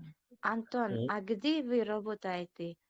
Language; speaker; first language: Russian; non-native, learner; Uzbek